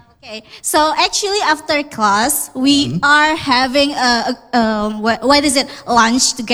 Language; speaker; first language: English; non-native, fluent; Indonesian